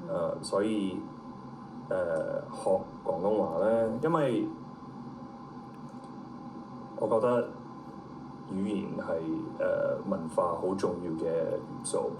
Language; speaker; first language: Cantonese; early bilingual, heritage; Cantonese